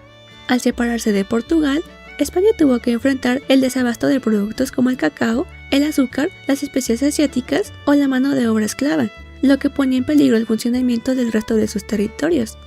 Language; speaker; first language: Spanish; native; Spanish